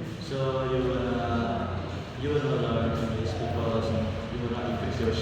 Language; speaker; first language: English; non-native, learner; Indonesian